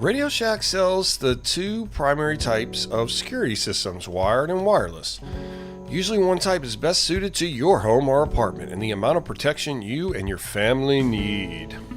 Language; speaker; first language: English; native; English